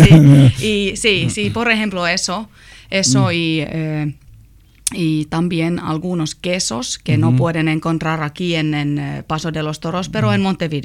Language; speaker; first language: Spanish; non-native, learner; Finnish